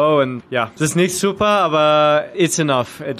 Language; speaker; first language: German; non-native, learner; English